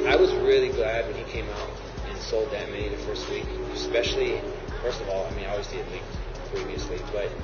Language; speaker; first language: English; native; English